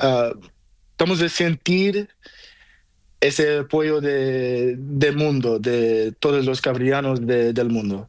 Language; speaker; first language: Spanish; non-native, learner; Portuguese